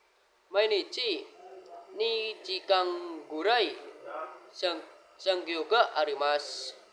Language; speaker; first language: Japanese; non-native, learner; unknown